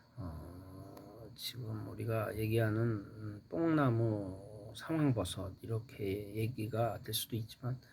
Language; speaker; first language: Korean; native; Korean